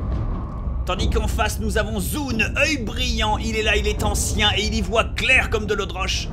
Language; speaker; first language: French; native; French